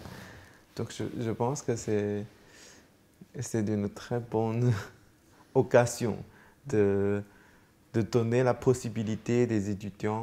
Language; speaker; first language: French; non-native, fluent; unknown